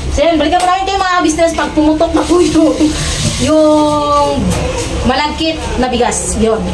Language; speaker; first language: Filipino; non-native, local second language; Cebuano